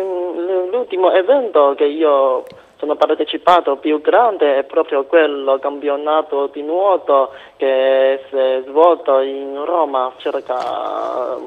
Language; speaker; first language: Italian; non-native, fluent; Chinese